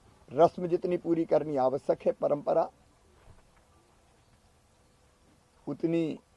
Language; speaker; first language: Hindi; native; Hindi